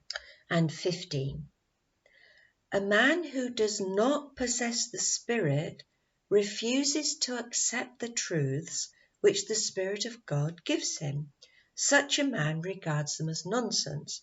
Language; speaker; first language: English; native; English